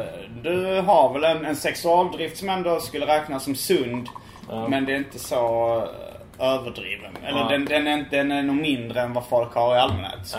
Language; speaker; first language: Swedish; native; Swedish